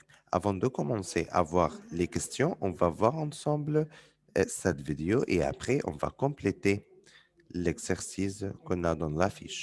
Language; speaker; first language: French; non-native, fluent; Arabic